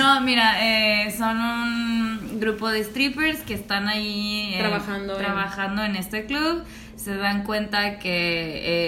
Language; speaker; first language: Spanish; native; Spanish